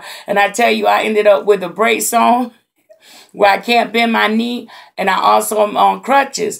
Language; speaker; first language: English; native; English